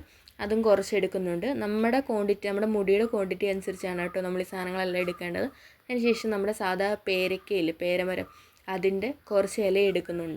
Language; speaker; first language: Malayalam; native; Malayalam